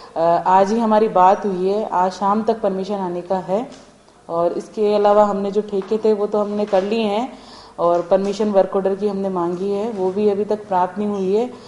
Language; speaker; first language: Hindi; native; Hindi